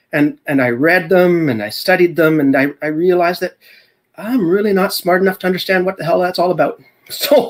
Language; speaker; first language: English; native; English